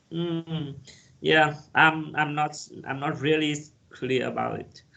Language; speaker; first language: English; non-native, learner; Vietnamese